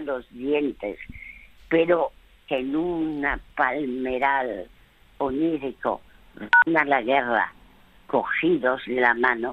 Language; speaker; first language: Spanish; early bilingual, other home language; French